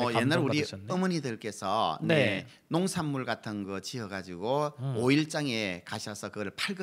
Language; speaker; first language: Korean; native; Korean